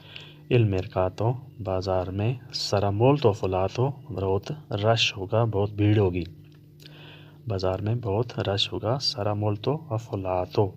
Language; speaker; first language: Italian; non-native, fluent; Urdu